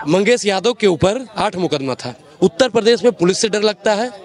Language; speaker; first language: Hindi; native; Hindi